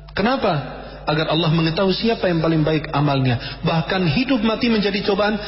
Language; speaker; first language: Indonesian; non-native, fluent; Arabic